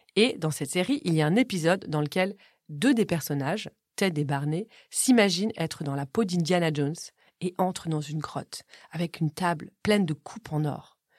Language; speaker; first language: French; native; French